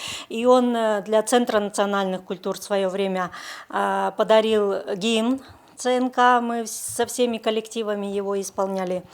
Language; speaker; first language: Russian; native; Russian